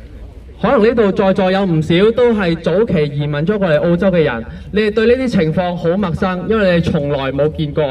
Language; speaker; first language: Cantonese; native; Cantonese